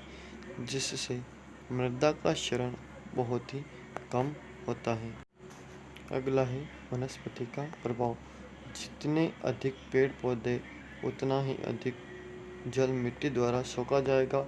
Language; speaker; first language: Hindi; native; Hindi